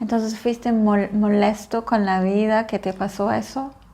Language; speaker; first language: Spanish; non-native, fluent; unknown